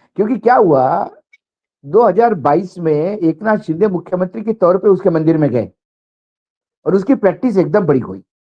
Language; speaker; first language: Hindi; non-native, local second language; Marathi